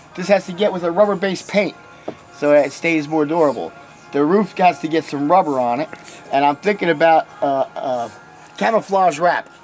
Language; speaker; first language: English; native; English